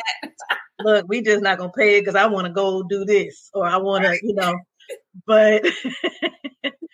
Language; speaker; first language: English; native; English